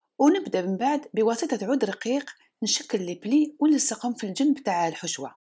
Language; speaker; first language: Arabic; native; Arabic